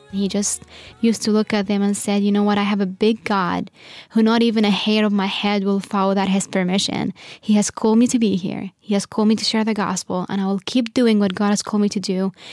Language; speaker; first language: English; non-native, fluent; Arabic